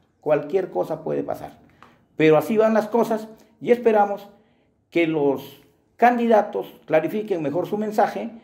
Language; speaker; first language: Spanish; native; Spanish